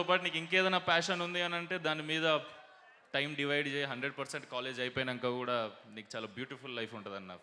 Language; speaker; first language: Telugu; native; Telugu